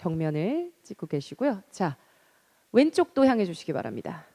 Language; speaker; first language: Korean; native; Korean